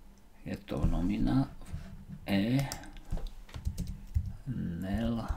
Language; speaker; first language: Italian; non-native, learner; Slovak